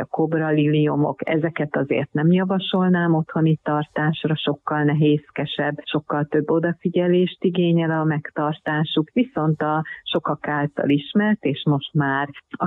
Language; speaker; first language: Hungarian; native; Hungarian